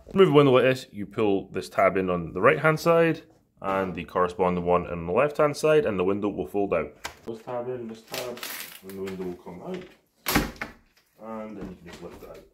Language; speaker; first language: English; native; English